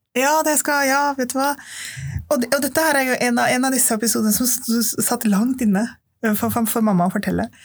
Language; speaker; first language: Norwegian; early bilingual, other home language; Urdu